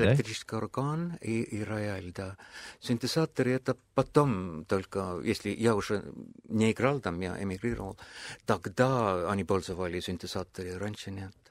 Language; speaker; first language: Russian; non-native, fluent; Estonian